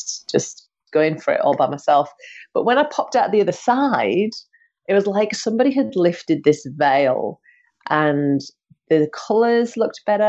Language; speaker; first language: English; native; English